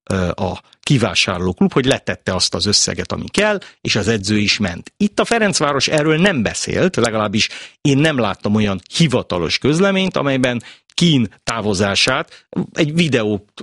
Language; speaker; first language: Hungarian; native; Hungarian